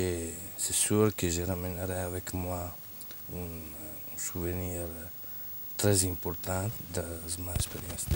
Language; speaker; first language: French; non-native, fluent; Italian